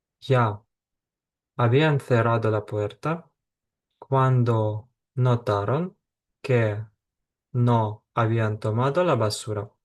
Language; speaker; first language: Spanish; non-native, fluent; Ukrainian